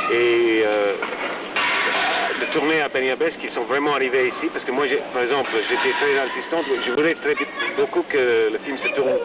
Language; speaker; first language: French; non-native, fluent; English